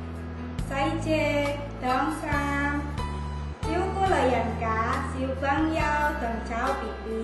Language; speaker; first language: Cantonese; non-native, learner; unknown